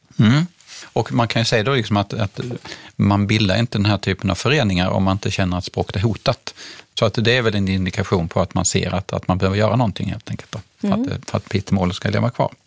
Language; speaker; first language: Swedish; native; Swedish